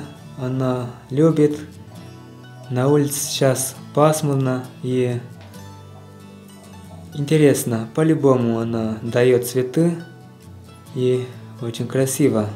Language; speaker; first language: Russian; non-native, learner; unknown